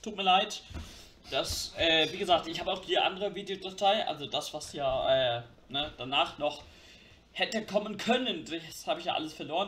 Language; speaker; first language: German; native; German